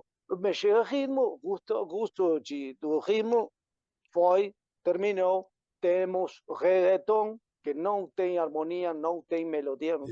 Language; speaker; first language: Portuguese; non-native, learner; Spanish